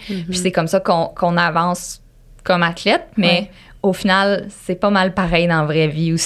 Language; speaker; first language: French; native; French